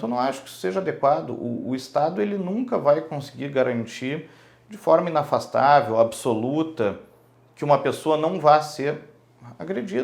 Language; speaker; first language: Portuguese; native; Portuguese